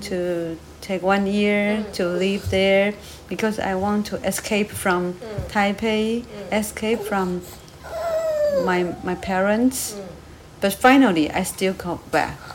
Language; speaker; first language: English; non-native, learner; Chinese